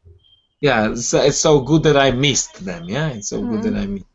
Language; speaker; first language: English; non-native, fluent; Georgian